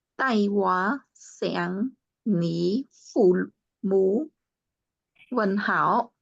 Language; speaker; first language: Chinese; non-native, learner; Khmer